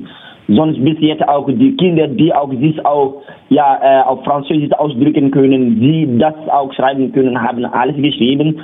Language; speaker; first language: German; non-native, learner; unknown